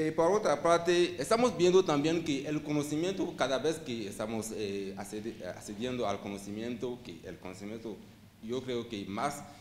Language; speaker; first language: Spanish; non-native, fluent; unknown